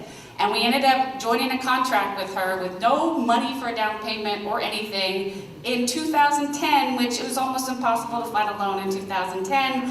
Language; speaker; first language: English; native; English